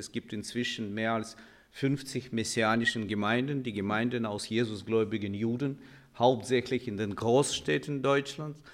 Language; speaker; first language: German; non-native, fluent; Russian